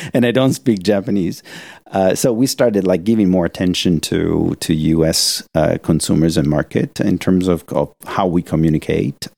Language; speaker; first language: English; non-native, fluent; Italian